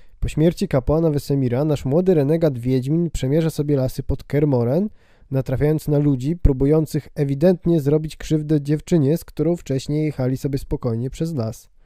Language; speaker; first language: Polish; native; Polish